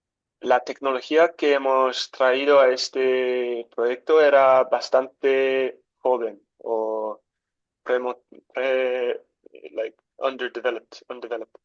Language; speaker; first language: Spanish; non-native, learner; English